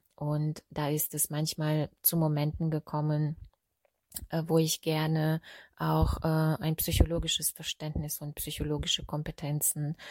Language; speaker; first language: German; non-native, fluent; Hungarian